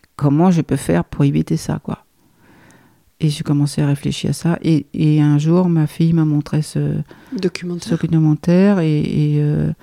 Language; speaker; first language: French; non-native, fluent; Danish